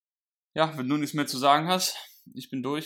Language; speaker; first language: German; native; German